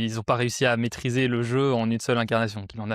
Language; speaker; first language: French; native; French